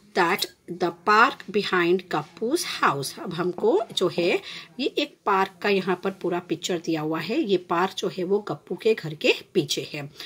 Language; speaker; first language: Hindi; non-native, local second language; Gujarati